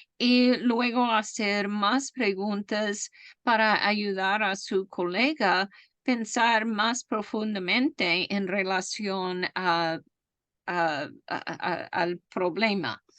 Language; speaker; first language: Spanish; non-native, fluent; English